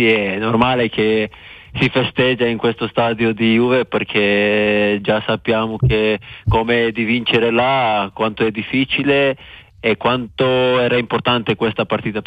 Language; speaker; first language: Italian; non-native, fluent; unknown